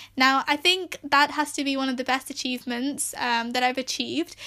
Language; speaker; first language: English; native; English